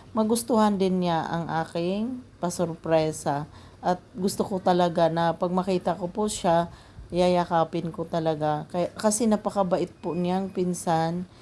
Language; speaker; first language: Filipino; non-native, local second language; Cebuano